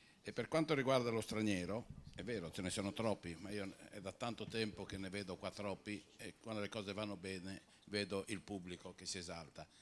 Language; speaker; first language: Italian; native; Italian